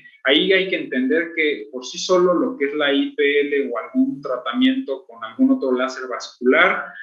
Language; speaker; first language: Spanish; native; Spanish